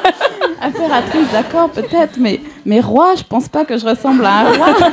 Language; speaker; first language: French; native; French